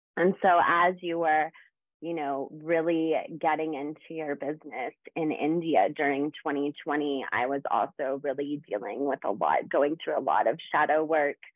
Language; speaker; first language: English; native; English